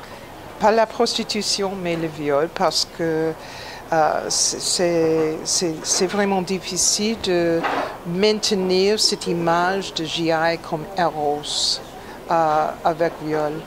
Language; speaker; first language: French; non-native, fluent; English